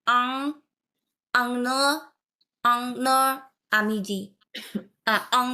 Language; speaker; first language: French; non-native, learner; Vietnamese